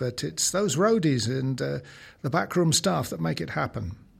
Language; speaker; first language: English; native; English